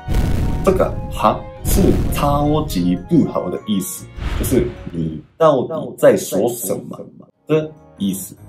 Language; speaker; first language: Chinese; non-native, fluent; Japanese